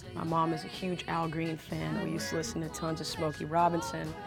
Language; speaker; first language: English; native; English